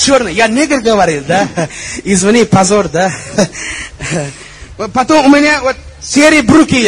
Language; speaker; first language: Russian; non-native, learner; Uzbek